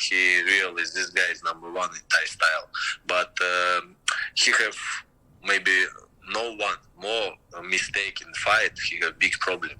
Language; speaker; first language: English; non-native, learner; Russian